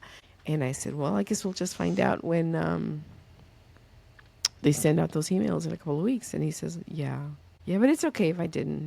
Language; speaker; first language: English; early bilingual, other home language; Spanish